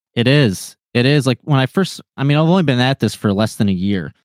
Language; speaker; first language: English; native; English